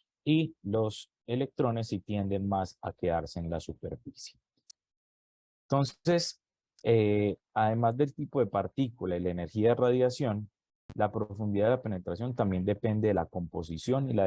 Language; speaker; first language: Spanish; native; Spanish